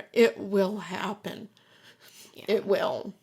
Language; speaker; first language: English; native; English